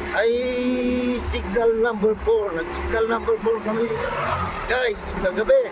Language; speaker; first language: Filipino; non-native, local second language; Iloko